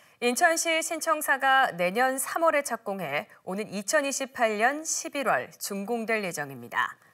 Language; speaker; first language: Korean; native; Korean